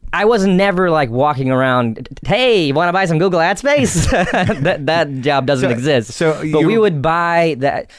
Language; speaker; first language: English; native; English